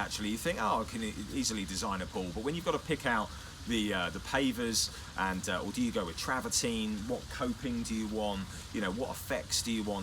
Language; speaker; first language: English; native; English